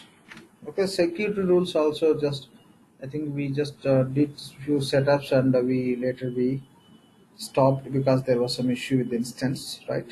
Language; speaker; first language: English; non-native, local second language; Telugu